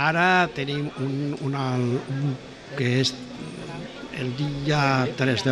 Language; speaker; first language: Catalan; non-native, local second language; Spanish